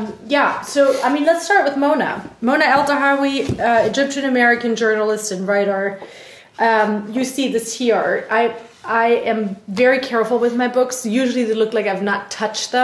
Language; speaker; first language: English; non-native, fluent; German